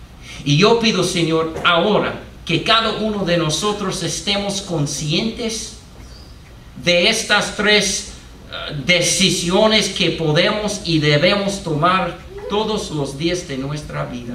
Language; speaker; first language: Spanish; non-native, fluent; English